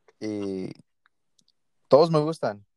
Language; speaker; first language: Spanish; early bilingual, heritage; Spanish